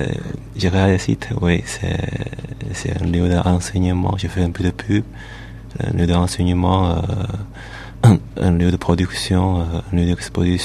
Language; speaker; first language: French; non-native, learner; Chinese